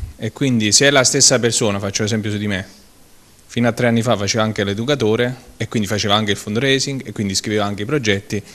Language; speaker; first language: Italian; native; Italian